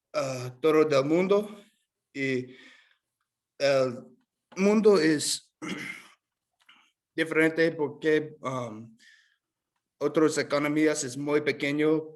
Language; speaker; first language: Spanish; non-native, learner; English